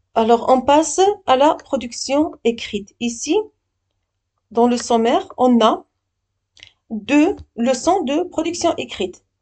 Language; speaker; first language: French; non-native, local second language; Arabic